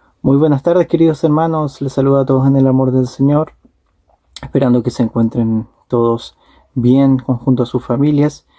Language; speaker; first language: Spanish; native; Spanish